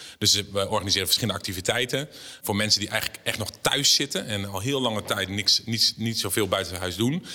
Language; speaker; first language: Dutch; native; Dutch